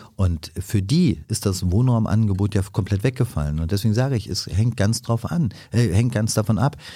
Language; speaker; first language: German; native; German